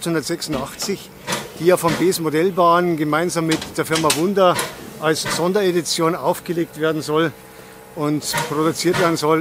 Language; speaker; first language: German; native; German